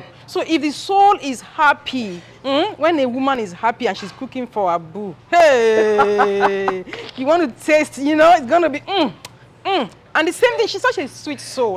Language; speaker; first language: English; non-native, local second language; Yoruba